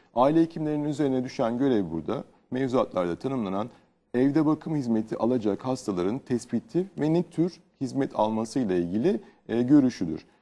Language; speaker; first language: Turkish; native; Turkish